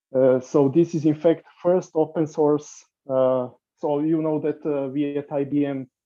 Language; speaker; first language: English; non-native, fluent; Serbian